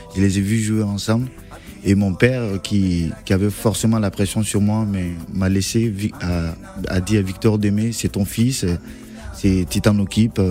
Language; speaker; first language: French; non-native, local second language; Dyula